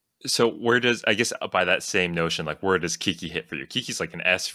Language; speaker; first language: English; native; English